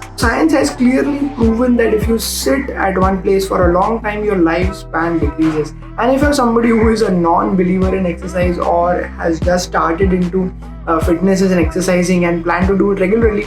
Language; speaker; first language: English; non-native, local second language; Hindi